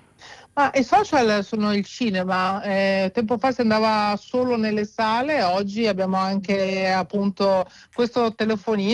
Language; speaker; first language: Italian; native; Italian